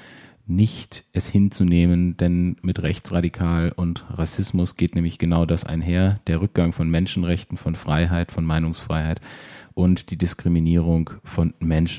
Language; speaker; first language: German; native; German